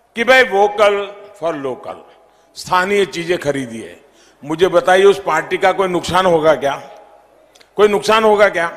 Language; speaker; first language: Hindi; non-native, local second language; Gujarati